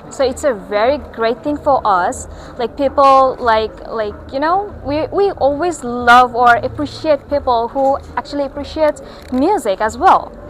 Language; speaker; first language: English; non-native, local second language; Bangla